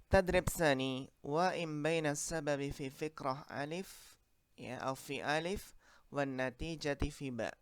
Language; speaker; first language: Arabic; non-native, fluent; Indonesian